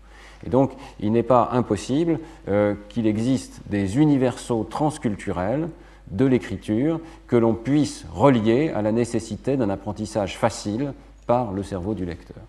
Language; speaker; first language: French; native; French